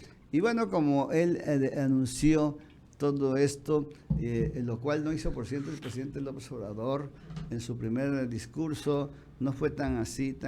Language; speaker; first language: Spanish; native; Spanish